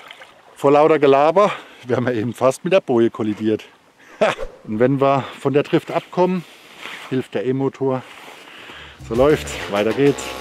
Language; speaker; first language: German; native; German